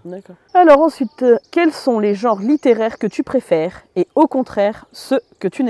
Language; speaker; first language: French; native; French